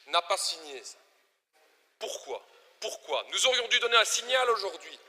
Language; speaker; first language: French; native; French